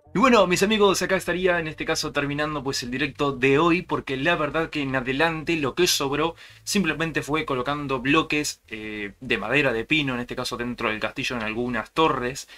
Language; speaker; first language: Spanish; native; Spanish